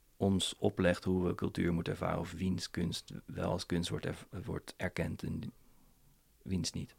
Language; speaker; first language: Dutch; native; Dutch